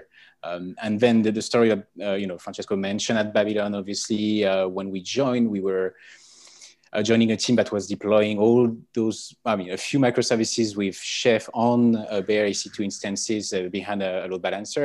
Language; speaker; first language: English; non-native, fluent; French